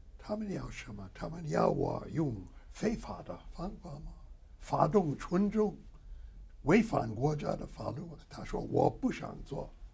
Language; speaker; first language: Chinese; non-native, fluent; English